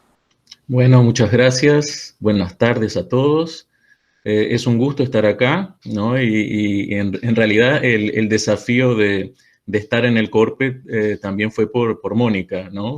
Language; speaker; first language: Spanish; non-native, fluent; Portuguese